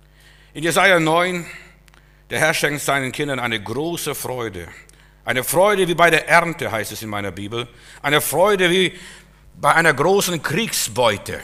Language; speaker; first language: German; native; German